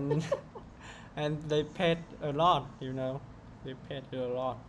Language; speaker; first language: English; non-native, learner; Vietnamese